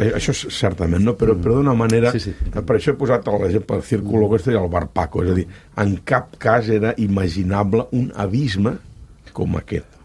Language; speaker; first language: Catalan; native; Catalan